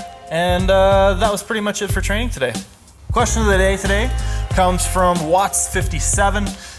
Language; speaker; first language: English; native; English